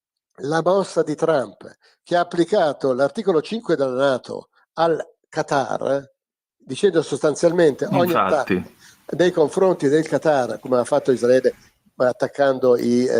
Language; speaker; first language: Italian; native; Italian